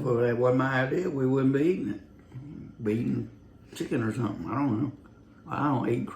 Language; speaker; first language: English; native; English